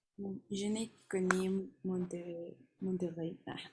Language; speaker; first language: French; non-native, learner; Spanish